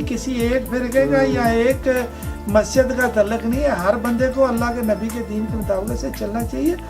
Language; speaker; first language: Urdu; non-native, local second language; Punjabi